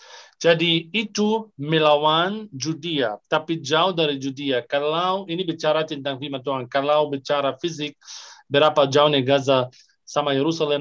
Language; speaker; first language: Indonesian; non-native, fluent; Arabic